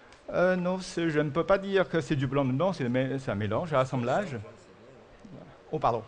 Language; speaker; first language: French; non-native, fluent; Chinese